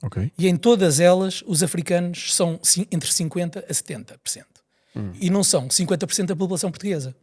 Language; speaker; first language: Portuguese; native; Portuguese